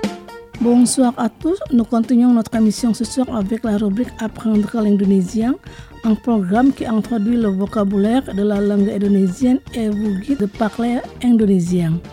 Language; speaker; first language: French; non-native, fluent; Indonesian